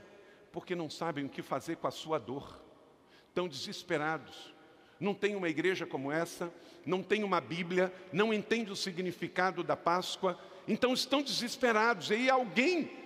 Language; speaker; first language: Portuguese; native; Portuguese